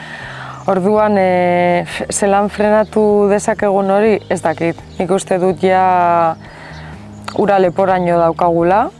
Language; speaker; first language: Basque; non-native, local second language; Spanish